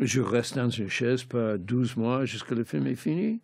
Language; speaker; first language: French; non-native, fluent; English